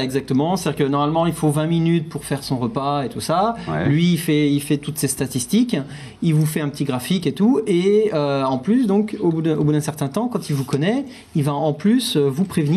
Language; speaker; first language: French; native; French